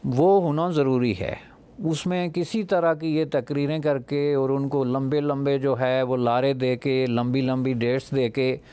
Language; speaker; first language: Urdu; non-native, local second language; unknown